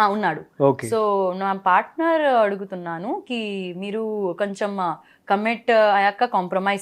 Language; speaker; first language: Telugu; non-native, learner; Gujarati